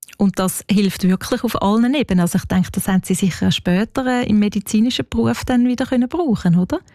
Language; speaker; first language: German; native; German